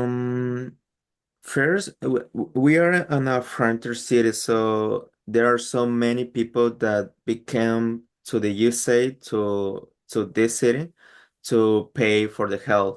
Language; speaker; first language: English; non-native, learner; Spanish